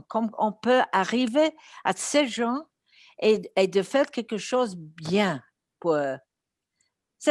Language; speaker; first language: French; non-native, learner; Greek